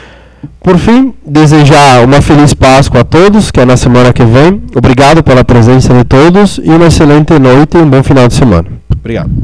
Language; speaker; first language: Portuguese; native; Portuguese